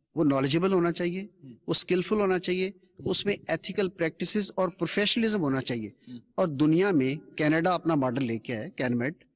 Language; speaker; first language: Urdu; non-native, local second language; Punjabi